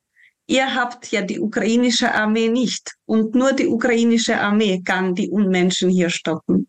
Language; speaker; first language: German; non-native, fluent; Ukrainian